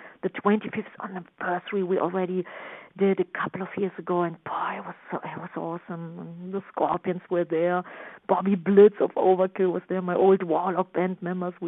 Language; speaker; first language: English; non-native, fluent; German